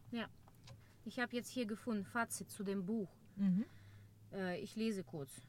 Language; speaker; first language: German; non-native, fluent; Russian